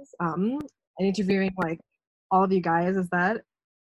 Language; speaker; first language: English; native; English